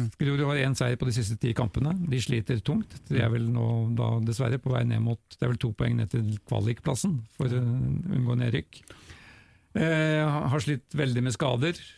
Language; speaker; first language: Norwegian; native; Norwegian